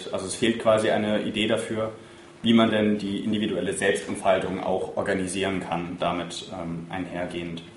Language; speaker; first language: German; native; German